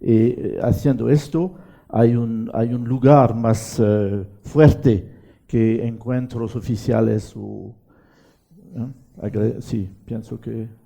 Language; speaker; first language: Spanish; non-native, fluent; French